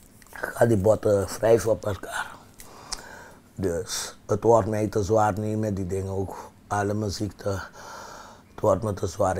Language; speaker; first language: Dutch; non-native, fluent; Papiamento